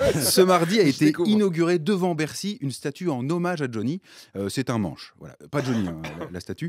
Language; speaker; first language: French; native; French